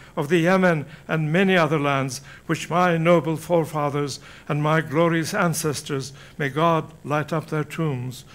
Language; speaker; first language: English; non-native, fluent; Turkish